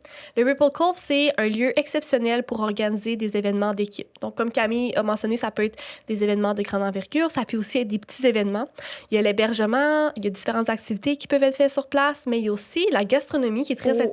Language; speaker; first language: French; native; French